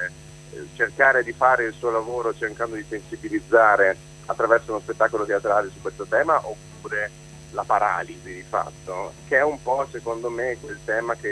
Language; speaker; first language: Italian; native; Italian